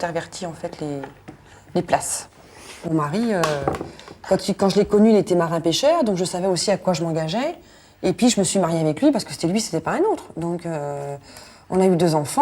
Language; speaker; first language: French; native; French